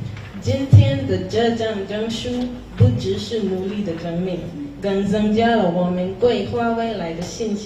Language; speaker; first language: Chinese; non-native, learner; English